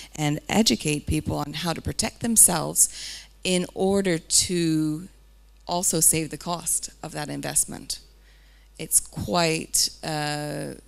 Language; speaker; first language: English; native; English